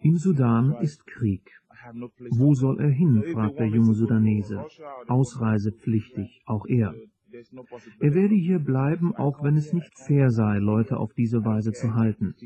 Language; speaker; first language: German; native; German